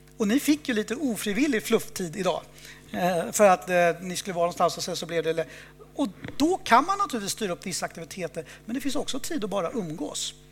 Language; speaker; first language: Swedish; native; Swedish